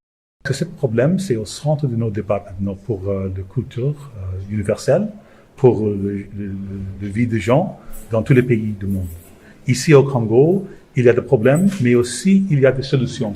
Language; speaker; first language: French; non-native, local second language; English